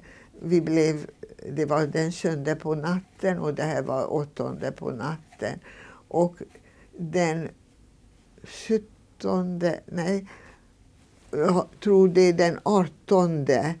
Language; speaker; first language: Swedish; non-native, fluent; Hungarian